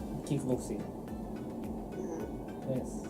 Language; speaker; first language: English; non-native, learner; Japanese